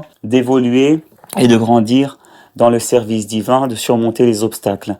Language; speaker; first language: French; native; French